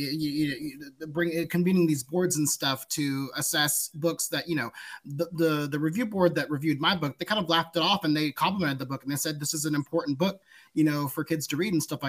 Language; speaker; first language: English; native; English